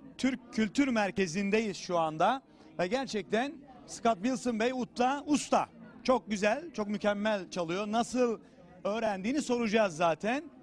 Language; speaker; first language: Turkish; native; Turkish